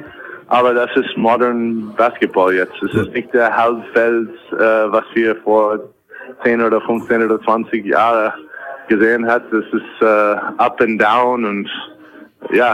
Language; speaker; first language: German; non-native, fluent; English